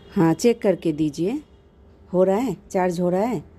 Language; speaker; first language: Hindi; non-native, local second language; Bangla